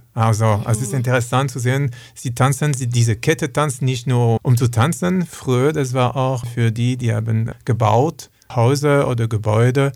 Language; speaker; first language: German; non-native, learner; French